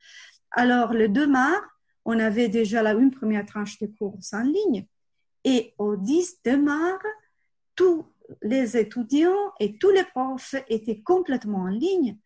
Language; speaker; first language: French; non-native, fluent; Italian